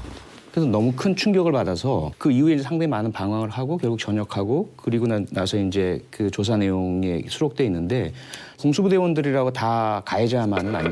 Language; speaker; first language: Korean; native; Korean